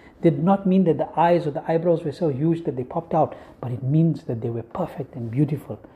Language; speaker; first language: English; native; English